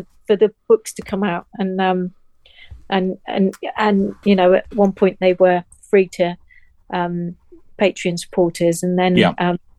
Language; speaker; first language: English; native; English